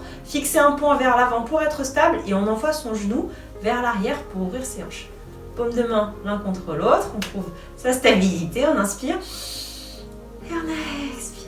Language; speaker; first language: French; native; French